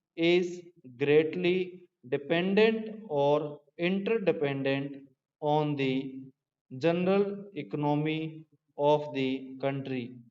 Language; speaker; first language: English; non-native, local second language; Hindi